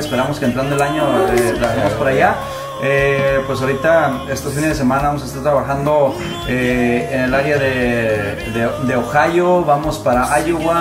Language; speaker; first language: Spanish; native; Spanish